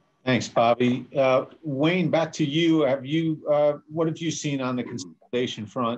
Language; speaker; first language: English; native; English